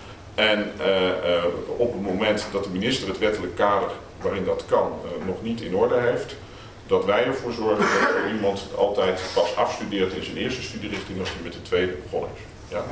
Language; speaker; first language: Dutch; native; Dutch